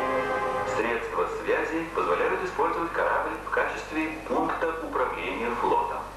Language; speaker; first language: Russian; native; Russian